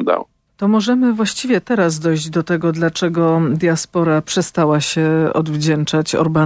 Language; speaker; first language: Polish; native; Polish